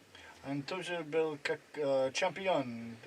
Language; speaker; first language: Russian; non-native, learner; English